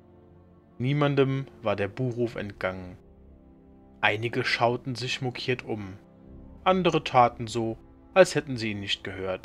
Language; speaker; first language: German; native; German